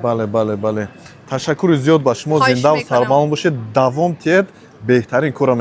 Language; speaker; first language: Persian; native; Persian